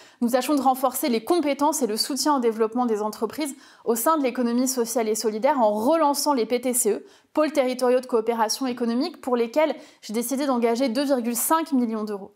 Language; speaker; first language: French; native; French